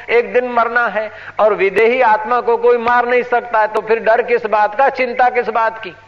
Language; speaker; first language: Hindi; non-native, local second language; Sindhi